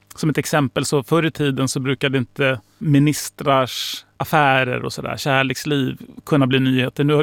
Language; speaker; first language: Swedish; native; Swedish